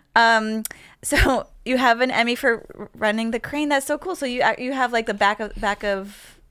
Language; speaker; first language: English; native; English